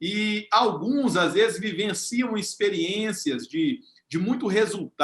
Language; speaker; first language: Portuguese; native; Portuguese